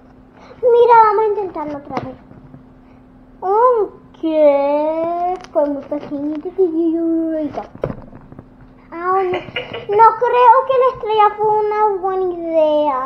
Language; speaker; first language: Spanish; early bilingual, heritage; English